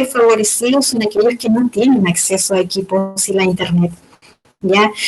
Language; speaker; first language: Spanish; native; Spanish